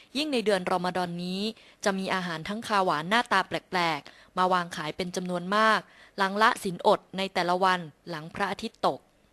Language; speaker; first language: Thai; native; Thai